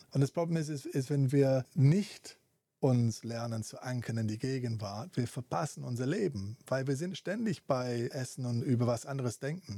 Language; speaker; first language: German; non-native, fluent; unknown